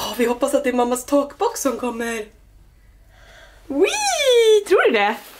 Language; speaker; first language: Swedish; native; Swedish